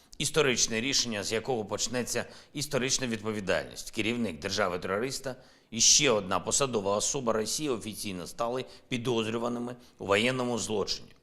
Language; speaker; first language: Ukrainian; non-native, local second language; Russian